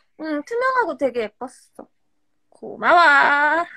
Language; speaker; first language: Korean; native; Korean